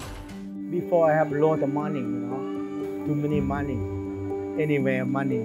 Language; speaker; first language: English; non-native, learner; Thai